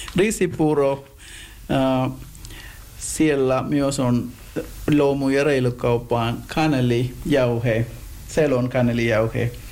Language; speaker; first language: Finnish; non-native, learner; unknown